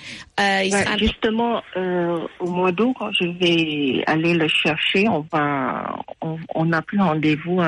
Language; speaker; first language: French; non-native, fluent; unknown